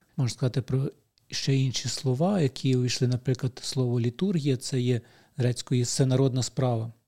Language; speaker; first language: Ukrainian; native; Ukrainian